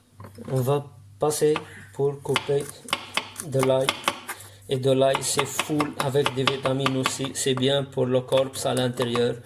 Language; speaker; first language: French; non-native, learner; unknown